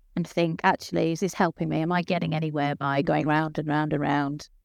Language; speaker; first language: English; native; English